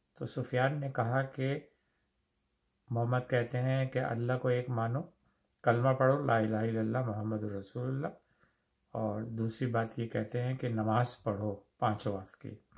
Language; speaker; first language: Hindi; native; Hindi